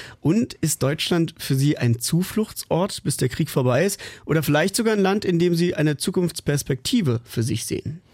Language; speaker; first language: German; native; German